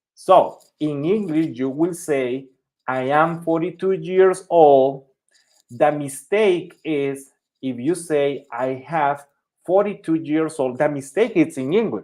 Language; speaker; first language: English; non-native, fluent; Spanish